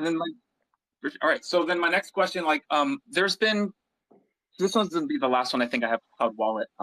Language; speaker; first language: English; native; English